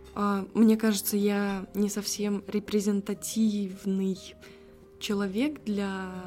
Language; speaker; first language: Russian; native; Russian